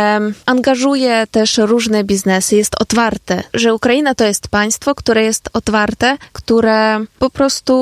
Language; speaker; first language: Polish; non-native, fluent; Ukrainian